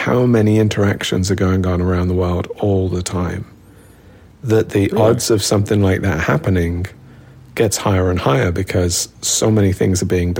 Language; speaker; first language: English; native; English